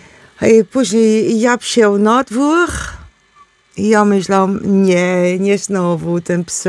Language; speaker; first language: Polish; non-native, learner; Dutch